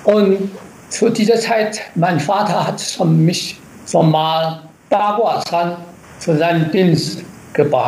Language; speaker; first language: German; non-native, learner; Japanese